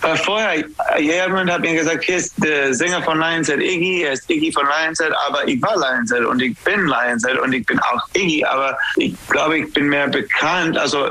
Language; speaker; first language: German; non-native, learner; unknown